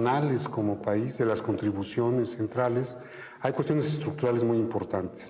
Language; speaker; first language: Spanish; native; Spanish